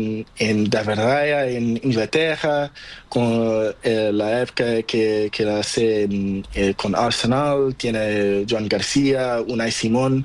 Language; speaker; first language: Spanish; non-native, learner; Portuguese